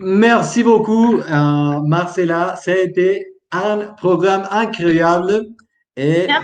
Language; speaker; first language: French; non-native, learner; Spanish